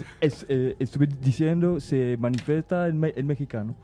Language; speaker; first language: Spanish; non-native, learner; French